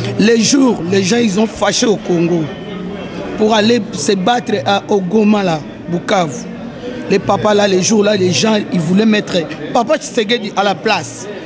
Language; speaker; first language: French; non-native, local second language; Lingala